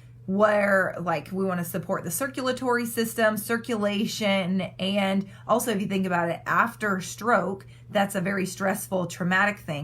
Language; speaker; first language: English; native; English